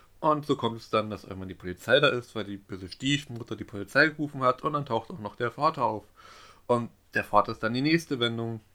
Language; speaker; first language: German; native; German